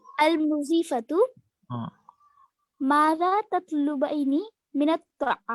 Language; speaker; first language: Arabic; non-native, learner; Urdu